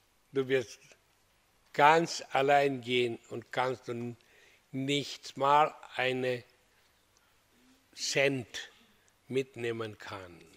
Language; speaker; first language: German; non-native, learner; Hindi